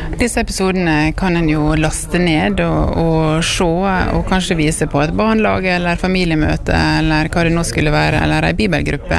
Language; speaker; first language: Norwegian; native; Norwegian